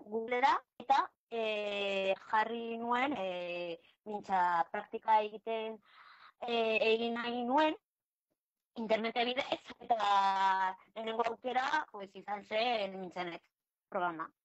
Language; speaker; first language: Basque; non-native, local second language; Spanish